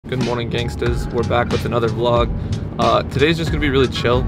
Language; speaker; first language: English; native; English